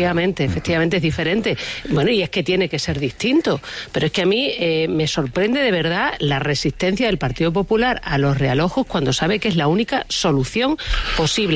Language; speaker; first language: Spanish; native; Spanish